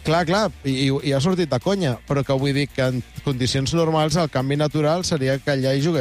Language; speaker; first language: Catalan; native; Catalan